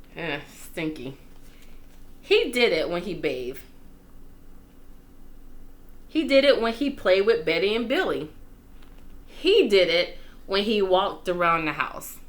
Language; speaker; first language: English; native; English